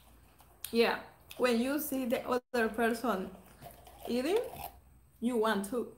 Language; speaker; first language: English; non-native, learner; Spanish